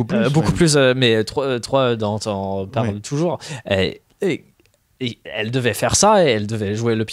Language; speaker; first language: French; non-native, fluent; English